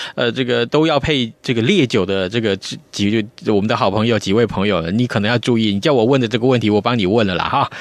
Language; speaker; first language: Chinese; native; Chinese